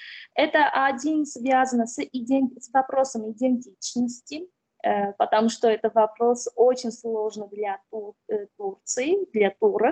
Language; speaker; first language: Russian; non-native, fluent; Armenian